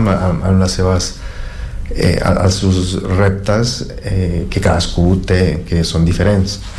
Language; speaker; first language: Catalan; non-native, fluent; Spanish